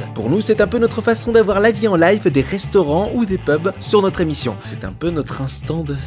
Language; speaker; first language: French; native; French